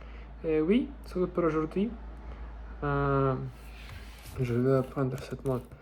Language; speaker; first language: French; non-native, learner; Russian